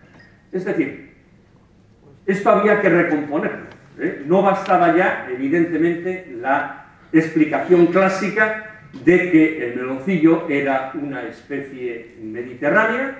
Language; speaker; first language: Spanish; native; Spanish